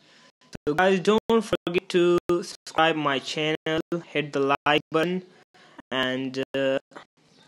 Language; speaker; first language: English; non-native, fluent; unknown